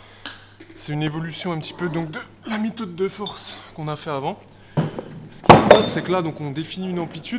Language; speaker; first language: French; native; French